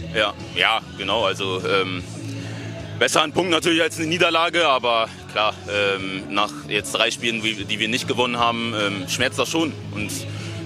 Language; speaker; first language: German; native; German